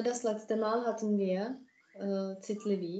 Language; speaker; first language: German; non-native, fluent; Czech